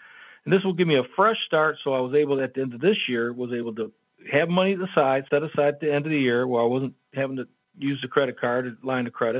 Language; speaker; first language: English; native; English